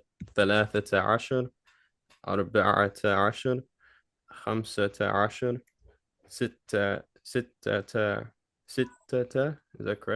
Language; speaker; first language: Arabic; non-native, learner; English